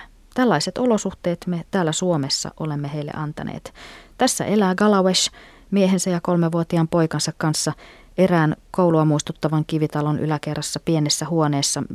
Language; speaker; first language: Finnish; native; Finnish